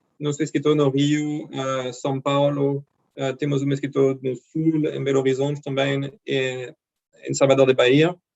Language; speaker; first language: Portuguese; non-native, fluent; French